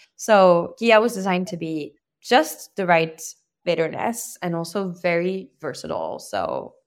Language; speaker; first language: English; non-native, fluent; French